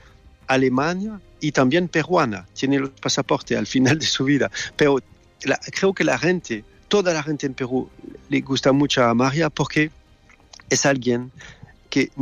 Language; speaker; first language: Spanish; non-native, fluent; French